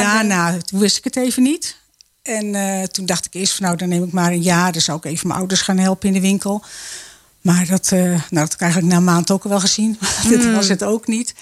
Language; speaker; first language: Dutch; native; Dutch